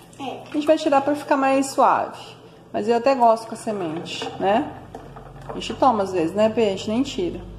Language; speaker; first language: Portuguese; native; Portuguese